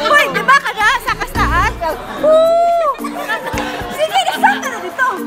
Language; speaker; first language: Filipino; non-native, local second language; Cebuano